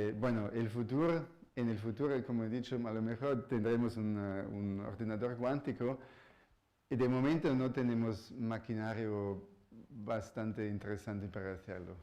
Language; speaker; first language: Spanish; non-native, fluent; German